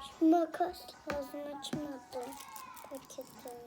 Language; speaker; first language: Turkish; early bilingual, heritage; Turkish